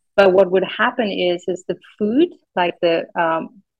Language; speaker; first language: English; non-native, local second language; Afrikaans